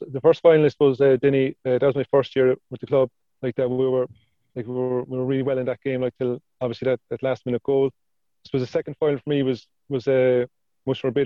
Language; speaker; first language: English; native; English